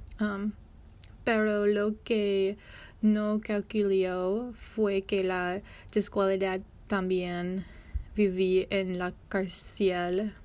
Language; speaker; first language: Spanish; non-native, learner; English